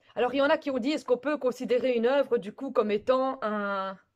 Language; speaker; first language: French; native; French